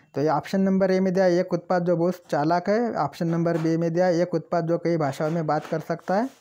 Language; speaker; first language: Hindi; non-native, local second language; Marathi